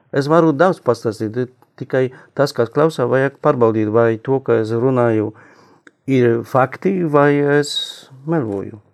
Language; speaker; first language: Latvian; non-native, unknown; Polish